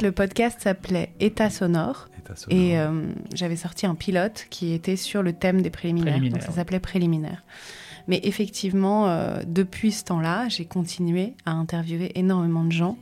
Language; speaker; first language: French; native; French